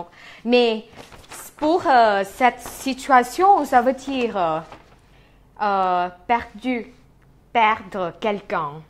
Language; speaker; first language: French; non-native, fluent; Thai